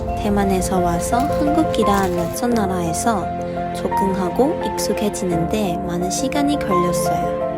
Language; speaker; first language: Korean; non-native, fluent; Chinese